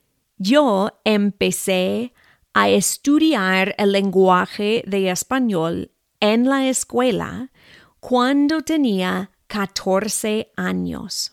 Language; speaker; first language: Spanish; non-native, fluent; English